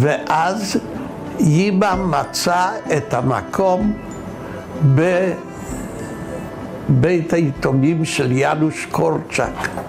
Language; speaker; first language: Hebrew; non-native, fluent; Polish